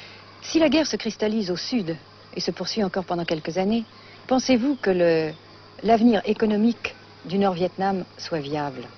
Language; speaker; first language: French; native; French